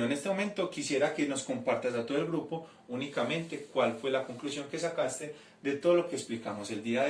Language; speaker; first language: Spanish; native; Spanish